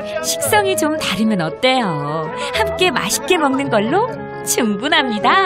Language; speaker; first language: Korean; native; Korean